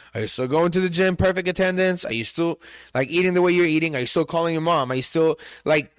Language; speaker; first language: English; non-native, fluent; Spanish